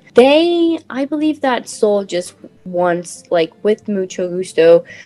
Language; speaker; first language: English; non-native, fluent; Portuguese